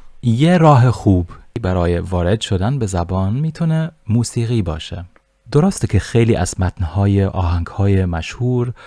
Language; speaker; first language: Persian; non-native, fluent; German